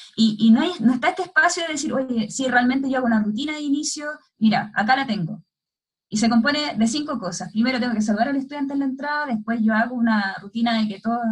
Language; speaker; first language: Spanish; native; Spanish